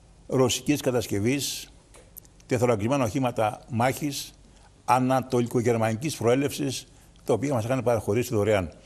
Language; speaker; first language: Greek; native; Greek